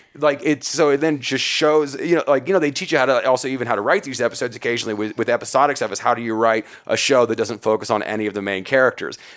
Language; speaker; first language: English; native; English